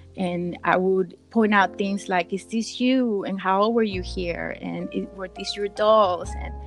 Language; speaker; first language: English; early bilingual, other home language; Spanish